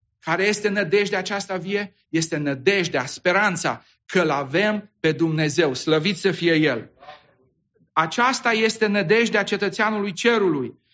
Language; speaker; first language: Romanian; native; Romanian